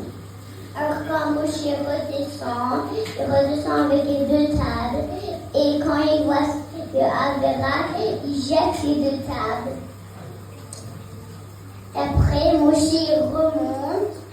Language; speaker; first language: French; early bilingual, heritage; French